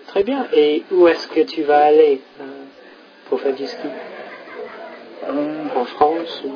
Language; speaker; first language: French; non-native, fluent; English